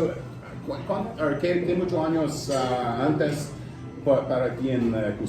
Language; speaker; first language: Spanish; non-native, learner; English